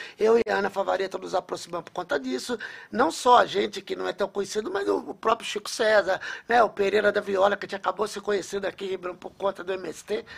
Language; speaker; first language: Portuguese; native; Portuguese